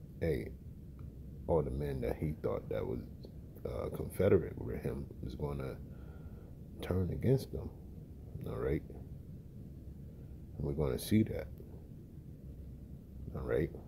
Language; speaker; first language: English; native; English